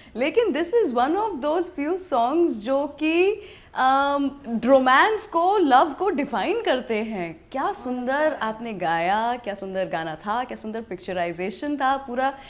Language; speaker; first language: Hindi; native; Hindi